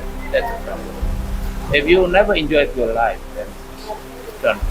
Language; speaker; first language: English; non-native, learner; Indonesian